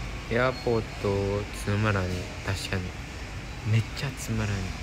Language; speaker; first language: Japanese; non-native, learner; English